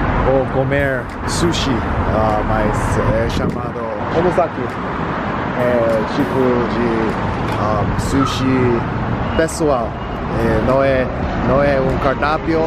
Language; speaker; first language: Portuguese; non-native, learner; English